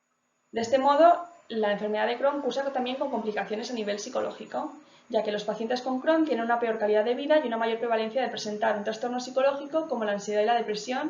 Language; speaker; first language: Spanish; native; Spanish